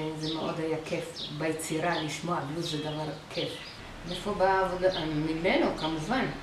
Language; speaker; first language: Hebrew; non-native, fluent; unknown